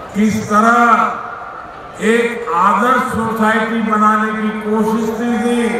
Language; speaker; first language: Hindi; non-native, local second language; Gujarati